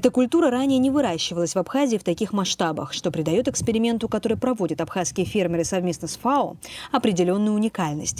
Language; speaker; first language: Russian; native; Russian